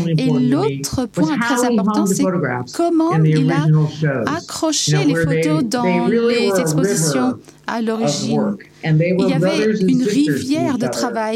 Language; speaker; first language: French; non-native, learner; English